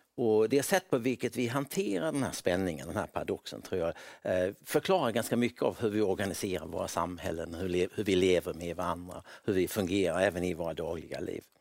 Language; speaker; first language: Swedish; native; Swedish